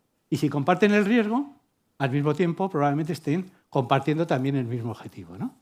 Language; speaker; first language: Spanish; native; Spanish